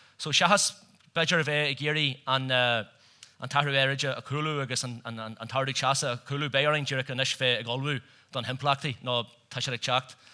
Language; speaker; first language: Irish; native; Irish